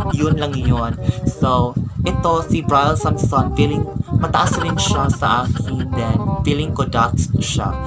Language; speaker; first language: Filipino; non-native, local second language; Cebuano